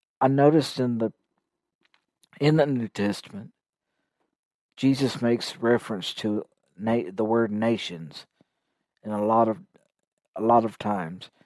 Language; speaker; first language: English; native; English